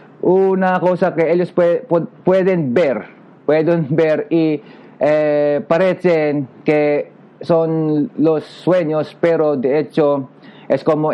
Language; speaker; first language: Spanish; non-native, learner; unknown